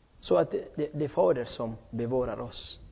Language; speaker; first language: Swedish; non-native, fluent; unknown